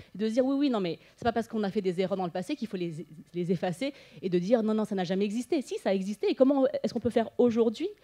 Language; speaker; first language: French; native; French